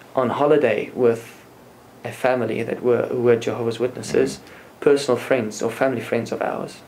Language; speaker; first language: English; non-native, local second language; Afrikaans